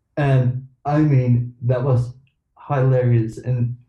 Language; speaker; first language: English; non-native, fluent; Swedish